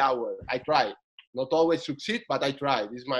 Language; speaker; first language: English; non-native, fluent; Spanish